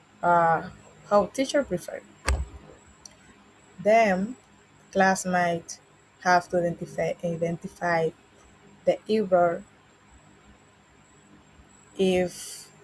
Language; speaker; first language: English; non-native, learner; Spanish